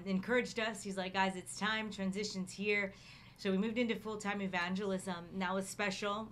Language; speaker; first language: English; native; English